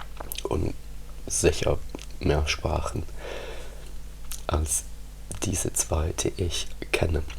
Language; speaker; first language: German; non-native, fluent; Italian